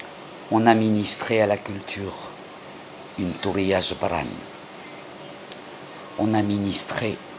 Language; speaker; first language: French; non-native, local second language; Arabic